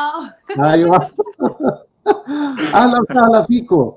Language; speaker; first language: Arabic; native; Arabic